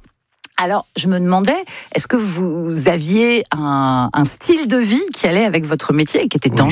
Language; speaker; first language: French; native; French